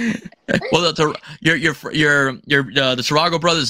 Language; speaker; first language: English; native; English